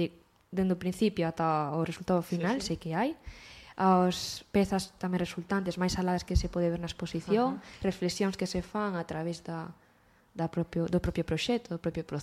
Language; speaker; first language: Galician; native; Galician